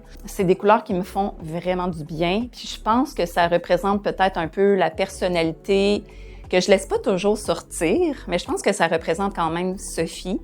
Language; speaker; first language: French; native; French